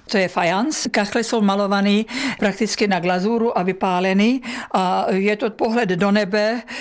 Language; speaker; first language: Czech; native; Czech